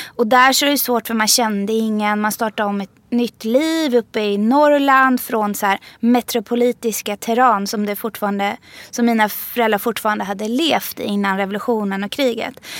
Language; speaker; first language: Swedish; early bilingual, other home language; Persian